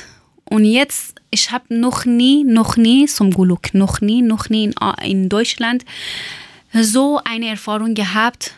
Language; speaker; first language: German; non-native, learner; Persian